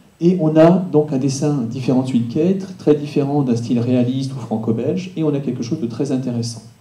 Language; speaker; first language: French; native; French